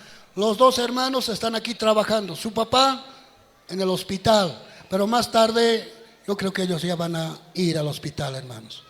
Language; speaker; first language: Spanish; native; Spanish